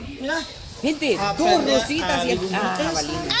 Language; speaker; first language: Spanish; native; Spanish